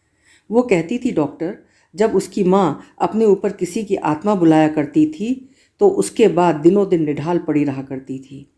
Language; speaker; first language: Hindi; native; Hindi